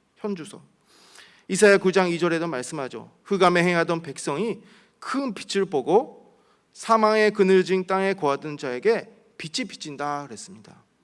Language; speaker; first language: Korean; early bilingual, heritage; Korean